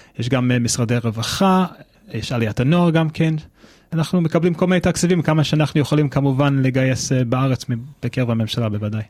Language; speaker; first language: Hebrew; non-native, fluent; English